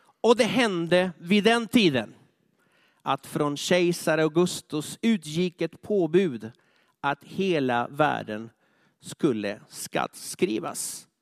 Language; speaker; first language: Swedish; non-native, fluent; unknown